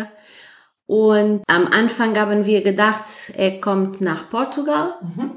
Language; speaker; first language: German; non-native, fluent; Portuguese